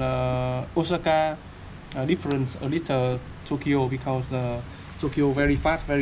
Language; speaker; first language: English; non-native, learner; Vietnamese